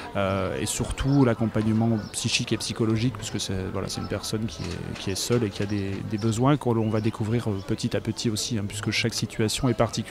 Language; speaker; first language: French; native; French